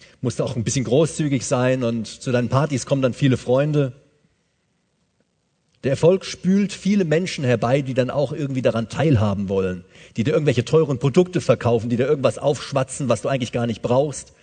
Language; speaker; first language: German; native; German